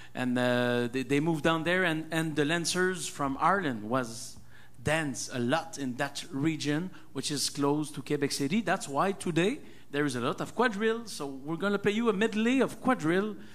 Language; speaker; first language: English; non-native, fluent; French